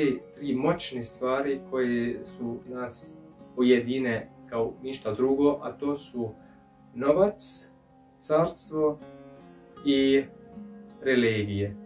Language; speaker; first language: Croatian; early bilingual, heritage; English